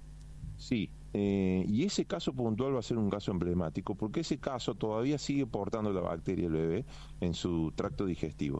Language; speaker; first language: Spanish; native; Spanish